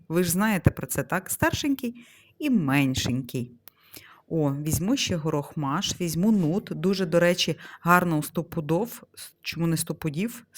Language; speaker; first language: Ukrainian; non-native, local second language; Russian